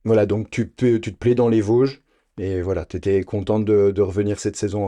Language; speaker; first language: French; native; French